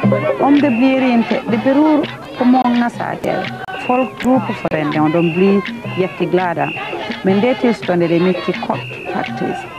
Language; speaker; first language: Swedish; non-native, fluent; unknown